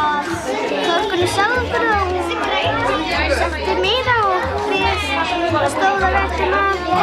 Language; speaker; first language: Icelandic; early bilingual, other home language; Polish